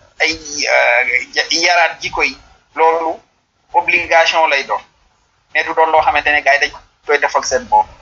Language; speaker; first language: Wolof; non-native, local second language; Serer